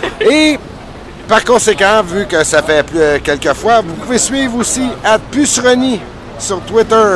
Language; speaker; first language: French; native; French